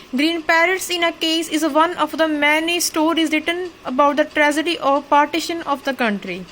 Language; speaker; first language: English; non-native, local second language; Punjabi